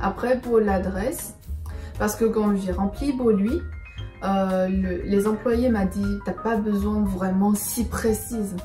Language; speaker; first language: French; non-native, fluent; Chinese